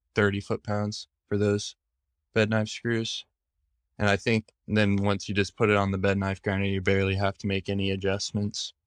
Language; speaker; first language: English; native; English